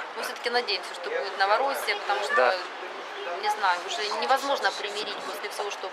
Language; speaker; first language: Russian; native; Russian